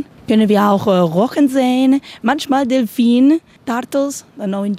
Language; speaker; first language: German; non-native, learner; Spanish